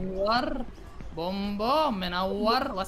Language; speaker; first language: Arabic; native; Arabic